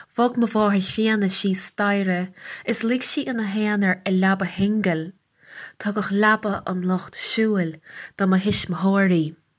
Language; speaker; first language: Irish; native; Irish